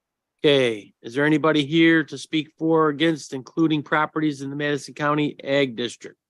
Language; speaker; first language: English; native; English